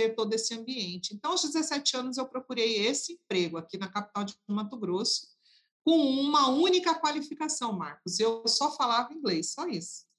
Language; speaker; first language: Portuguese; native; Portuguese